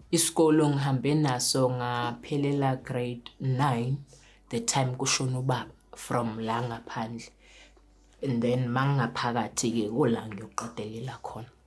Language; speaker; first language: Zulu; non-native, local second language; Southern Sotho